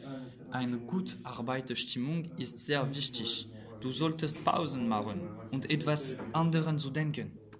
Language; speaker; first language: German; non-native, learner; French